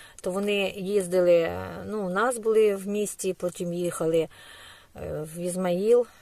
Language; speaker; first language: Ukrainian; non-native, local second language; Russian